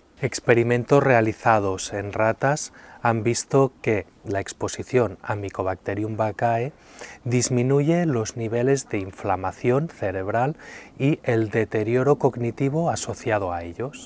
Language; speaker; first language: Spanish; native; Spanish